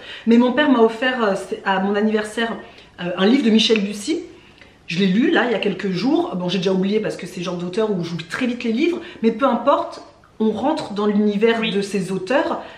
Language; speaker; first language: French; native; French